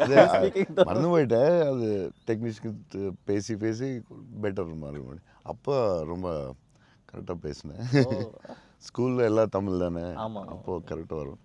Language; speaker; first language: Tamil; non-native, local second language; Telugu